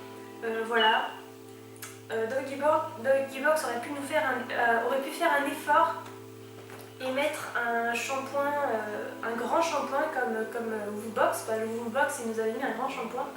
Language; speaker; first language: French; native; French